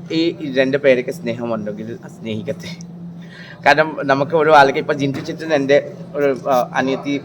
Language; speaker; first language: Malayalam; non-native, local second language; Assamese